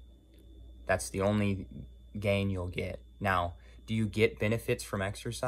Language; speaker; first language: English; native; English